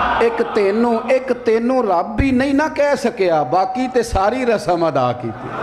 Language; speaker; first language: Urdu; non-native, local second language; Punjabi